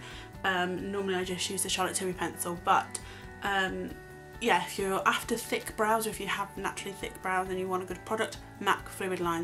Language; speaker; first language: English; native; English